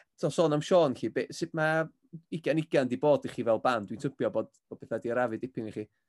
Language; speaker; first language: Welsh; native; Welsh